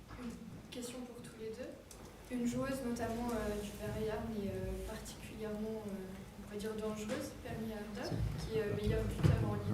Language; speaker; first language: French; native; French